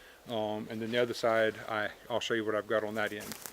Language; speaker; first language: English; native; English